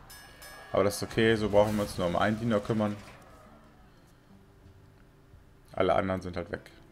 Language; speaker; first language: German; native; German